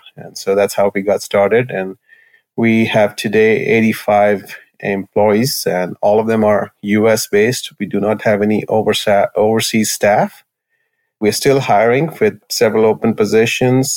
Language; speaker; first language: English; non-native, local second language; Hindi